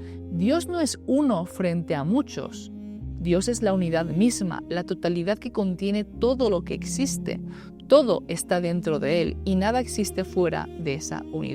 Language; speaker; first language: Spanish; native; Spanish